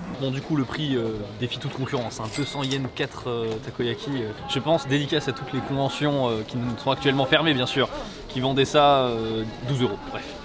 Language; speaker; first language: French; native; French